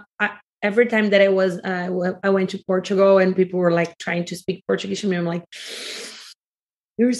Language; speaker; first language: English; non-native, fluent; Portuguese